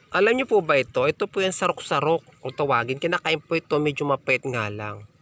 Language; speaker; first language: Filipino; non-native, local second language; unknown